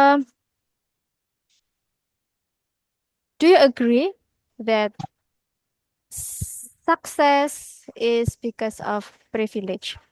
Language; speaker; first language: English; non-native, fluent; Indonesian